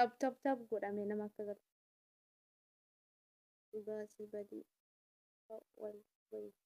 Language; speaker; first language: Arabic; non-native, learner; Oromo